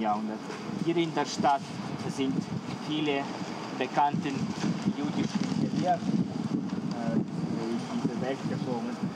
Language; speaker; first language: German; non-native, fluent; Ukrainian